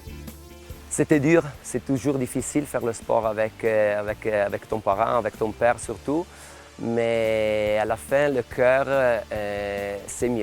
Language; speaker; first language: French; non-native, local second language; Italian